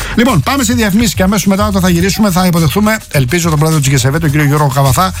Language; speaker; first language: Greek; native; Greek